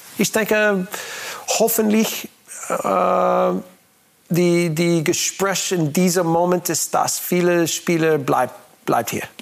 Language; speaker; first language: German; non-native, learner; English